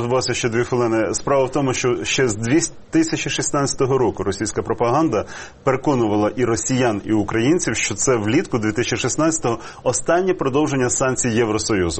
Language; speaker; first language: Ukrainian; native; Ukrainian